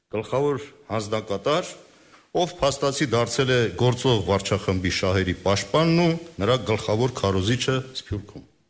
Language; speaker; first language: Armenian; native; Armenian